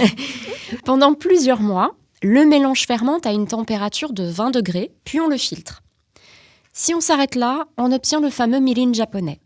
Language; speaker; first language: French; native; French